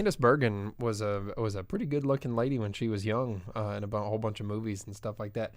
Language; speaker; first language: English; native; English